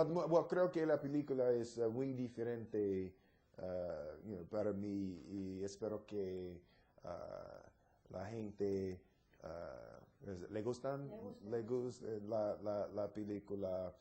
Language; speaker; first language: Spanish; non-native, learner; English